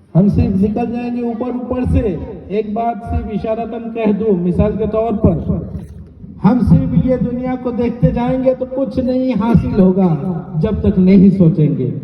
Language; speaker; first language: Urdu; non-native, local second language; Bangla